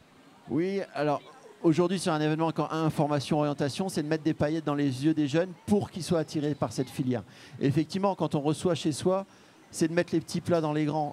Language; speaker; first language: French; native; French